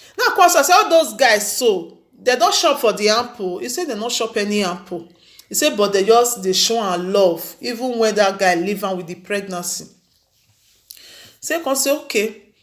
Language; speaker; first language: Nigerian Pidgin; non-native, local second language; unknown